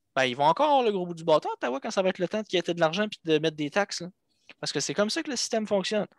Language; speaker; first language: French; native; French